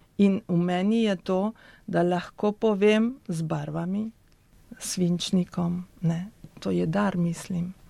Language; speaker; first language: Slovenian; early bilingual, heritage; Spanish